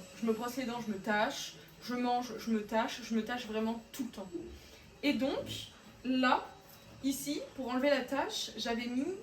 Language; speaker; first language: French; native; French